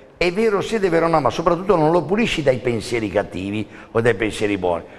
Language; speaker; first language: Italian; native; Italian